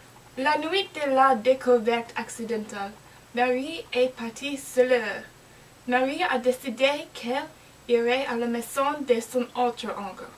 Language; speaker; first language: French; non-native, learner; English